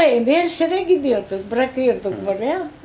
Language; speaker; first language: Turkish; non-native, local second language; Greek